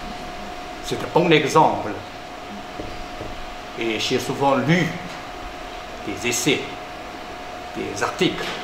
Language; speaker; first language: French; non-native, fluent; Chinese